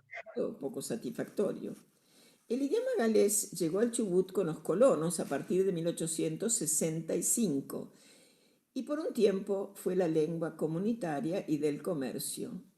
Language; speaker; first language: Spanish; native; Spanish